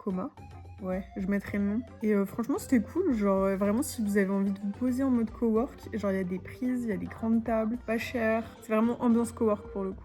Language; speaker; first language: French; native; French